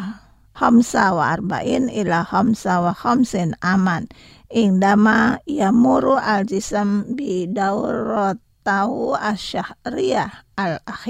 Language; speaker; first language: Arabic; non-native, learner; Indonesian